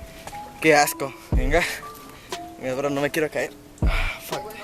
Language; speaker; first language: Spanish; native; Spanish